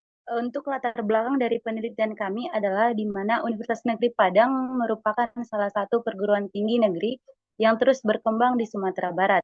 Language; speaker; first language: Indonesian; native; Indonesian